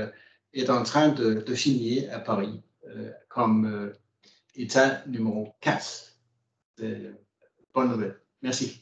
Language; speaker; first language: French; non-native, fluent; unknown